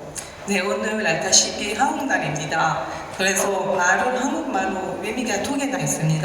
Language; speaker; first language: Korean; non-native, learner; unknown